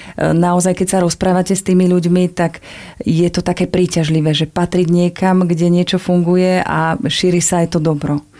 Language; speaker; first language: Slovak; native; Slovak